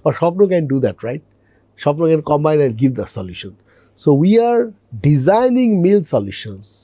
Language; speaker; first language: English; non-native, local second language; Bangla